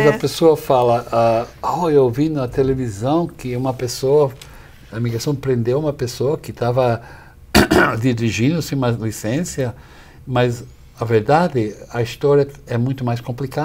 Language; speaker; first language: Portuguese; non-native, fluent; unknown